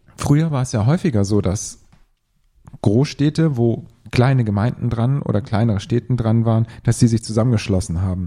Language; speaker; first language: German; native; German